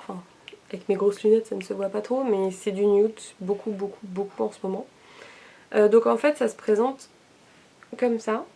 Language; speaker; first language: French; native; French